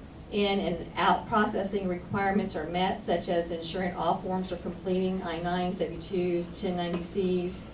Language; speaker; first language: English; native; English